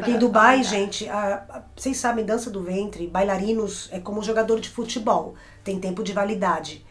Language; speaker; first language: Portuguese; native; Portuguese